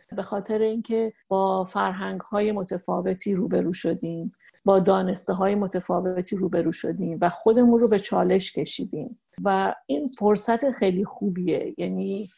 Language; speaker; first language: Persian; native; Persian